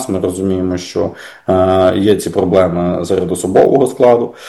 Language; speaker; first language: Ukrainian; native; Ukrainian